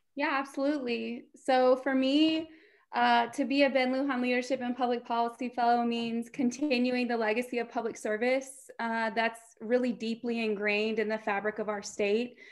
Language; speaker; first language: English; native; English